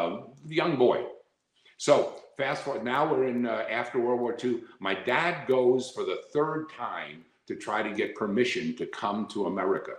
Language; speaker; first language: English; native; English